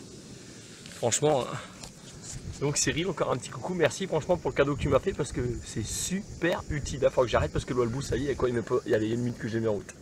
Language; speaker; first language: French; native; French